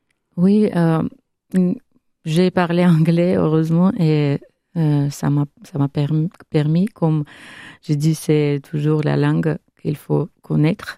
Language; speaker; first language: French; non-native, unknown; Armenian